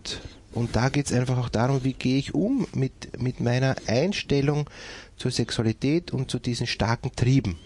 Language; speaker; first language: German; native; German